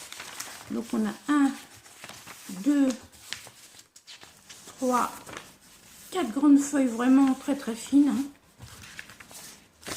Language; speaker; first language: French; native; French